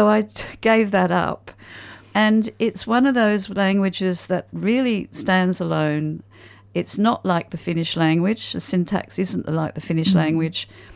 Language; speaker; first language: English; native; English